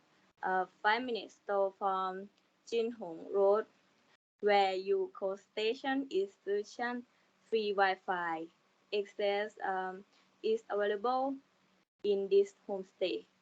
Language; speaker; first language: English; non-native, learner; Thai